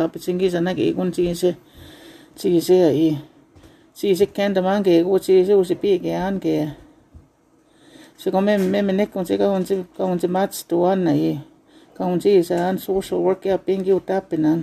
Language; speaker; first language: English; non-native, local second language; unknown